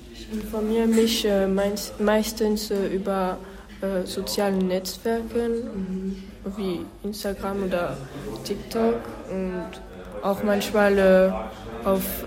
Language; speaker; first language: German; non-native, learner; French